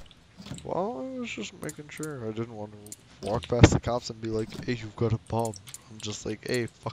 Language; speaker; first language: English; native; English